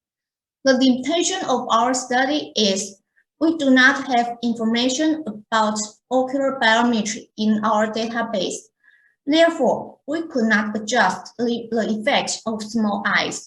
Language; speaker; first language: English; non-native, fluent; Chinese